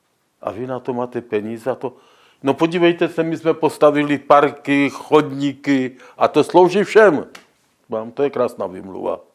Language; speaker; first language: Czech; non-native, local second language; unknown